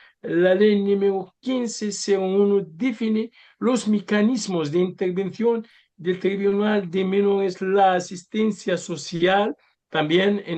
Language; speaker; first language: Spanish; non-native, learner; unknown